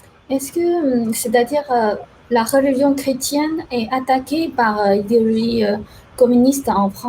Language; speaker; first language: French; non-native, fluent; Chinese